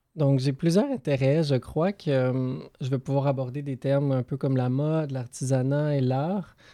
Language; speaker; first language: French; native; French